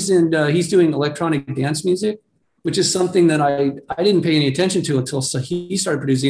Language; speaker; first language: English; native; English